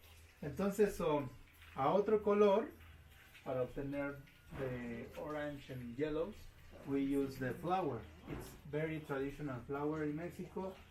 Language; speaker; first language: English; non-native, learner; Spanish